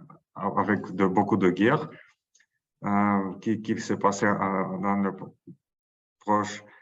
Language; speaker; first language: French; non-native, learner; Russian